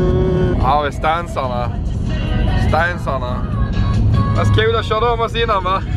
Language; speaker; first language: Swedish; native; Swedish